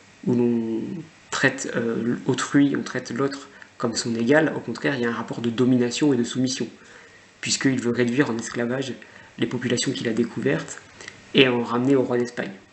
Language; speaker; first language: French; native; French